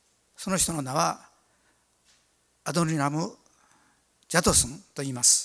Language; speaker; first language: Japanese; native; Japanese